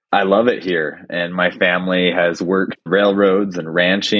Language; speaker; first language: English; native; English